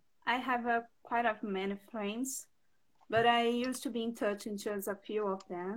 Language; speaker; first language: English; non-native, learner; Portuguese